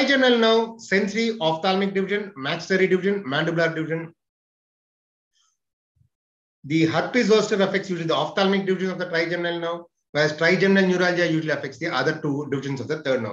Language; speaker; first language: English; non-native, local second language; Telugu